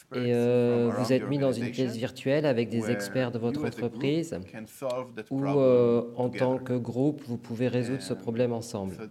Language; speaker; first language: French; non-native, fluent; Hebrew